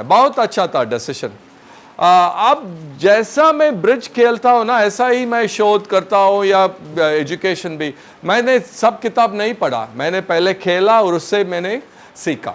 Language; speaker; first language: Hindi; non-native, local second language; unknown